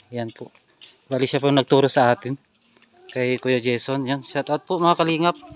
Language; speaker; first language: Filipino; native; Filipino